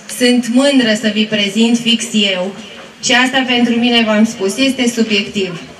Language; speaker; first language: Romanian; native; Romanian